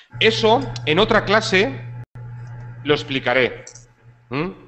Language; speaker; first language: Spanish; native; Spanish